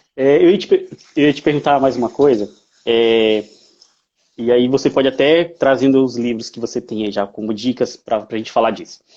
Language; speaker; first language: Portuguese; native; Portuguese